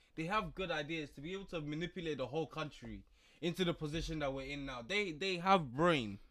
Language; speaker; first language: English; early bilingual, other home language; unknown